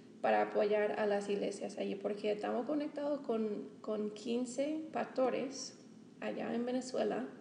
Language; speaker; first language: Spanish; non-native, fluent; English